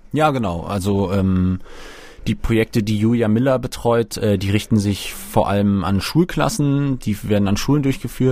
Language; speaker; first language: German; native; German